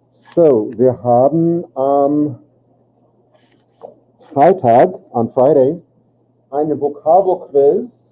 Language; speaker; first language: German; non-native, fluent; English